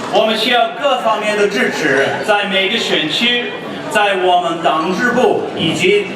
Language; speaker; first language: Chinese; non-native, fluent; English